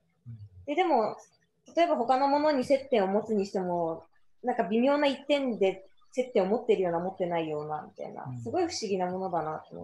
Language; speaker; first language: Japanese; native; Japanese